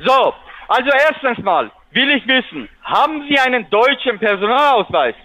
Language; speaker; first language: German; non-native, fluent; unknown